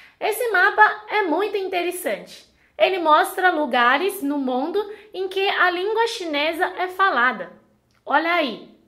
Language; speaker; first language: Portuguese; non-native, fluent; Chinese